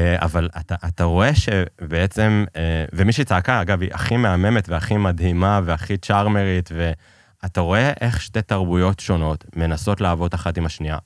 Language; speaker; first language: Hebrew; early bilingual, other home language; Persian